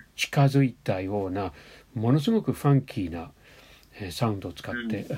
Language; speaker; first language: Japanese; non-native, fluent; English